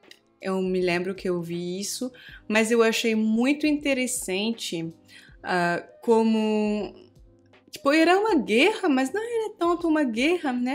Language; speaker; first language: Portuguese; non-native, fluent; French